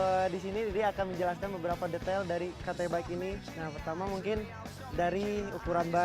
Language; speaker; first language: Indonesian; native; Indonesian